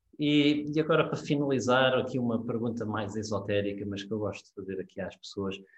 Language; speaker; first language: Portuguese; native; Portuguese